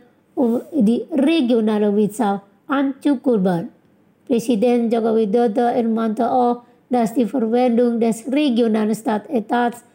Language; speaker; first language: German; non-native, fluent; Indonesian